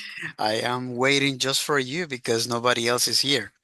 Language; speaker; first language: English; non-native, fluent; Spanish